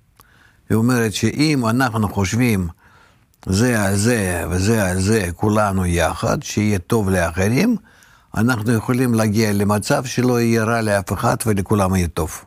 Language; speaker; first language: Hebrew; non-native, fluent; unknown